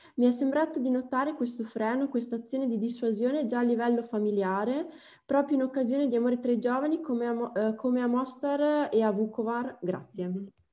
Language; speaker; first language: Italian; native; Italian